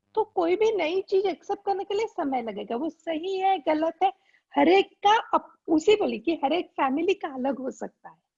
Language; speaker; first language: Hindi; non-native, local second language; Gujarati